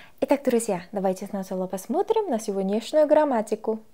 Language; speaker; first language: Russian; non-native, fluent; Korean